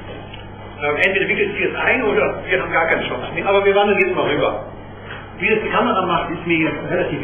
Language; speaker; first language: German; native; German